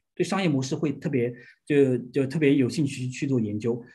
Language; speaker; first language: Chinese; native; Chinese